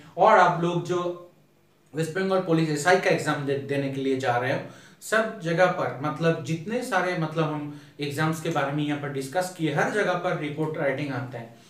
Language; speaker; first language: Hindi; non-native, local second language; Bangla